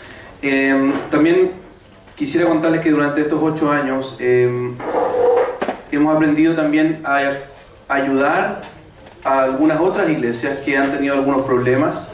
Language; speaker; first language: Spanish; native; Spanish